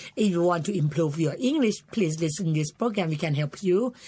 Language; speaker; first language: English; non-native, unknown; Thai